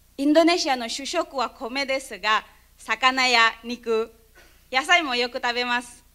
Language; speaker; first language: Japanese; non-native, fluent; Indonesian